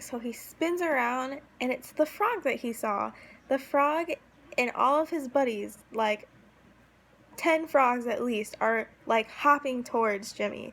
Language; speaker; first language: English; native; English